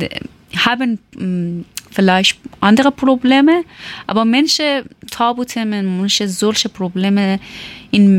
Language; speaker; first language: German; non-native, learner; Persian